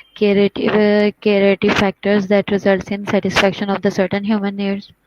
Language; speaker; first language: English; non-native, local second language; Urdu